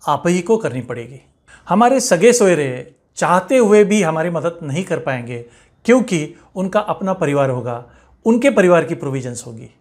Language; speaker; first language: Hindi; non-native, local second language; Marathi